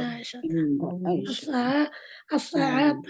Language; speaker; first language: Arabic; non-native, learner; Bangla